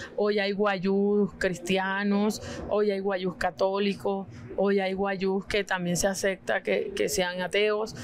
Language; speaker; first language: Spanish; non-native, local second language; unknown